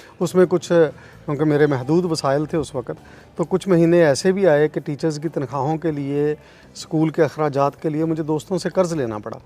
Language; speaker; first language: Urdu; non-native, local second language; Punjabi